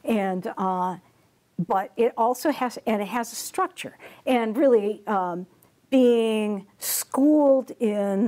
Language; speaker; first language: English; native; English